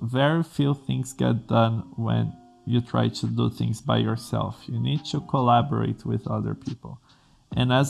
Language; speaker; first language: English; non-native, fluent; Portuguese